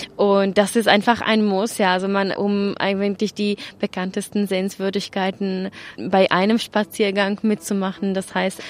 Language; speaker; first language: German; non-native, fluent; Czech